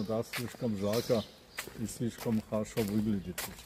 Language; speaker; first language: Russian; non-native, learner; German